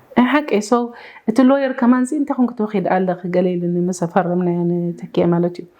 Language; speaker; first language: Tigrinya; early bilingual, heritage; Tigrinya